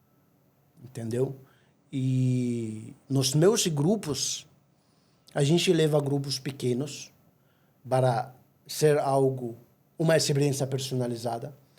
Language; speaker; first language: Portuguese; non-native, fluent; Arabic